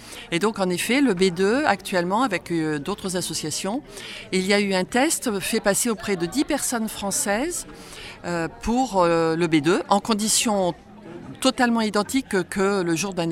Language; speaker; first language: French; native; French